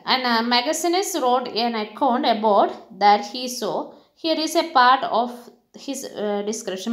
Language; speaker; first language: English; non-native, local second language; Malayalam